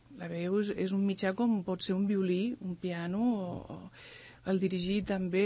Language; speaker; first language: Catalan; early bilingual, other home language; Spanish